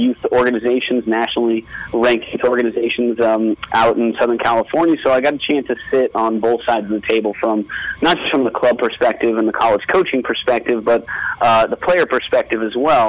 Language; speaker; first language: English; native; English